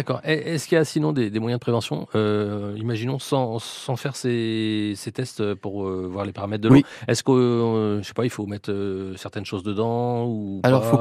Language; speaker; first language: French; native; French